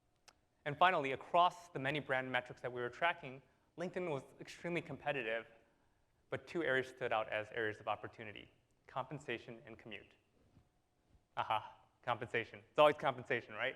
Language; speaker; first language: English; native; English